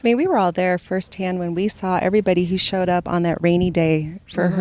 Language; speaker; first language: English; native; English